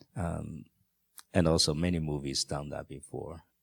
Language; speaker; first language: English; non-native, fluent; Chinese